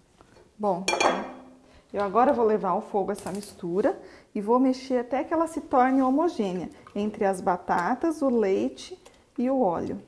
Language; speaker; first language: Portuguese; native; Portuguese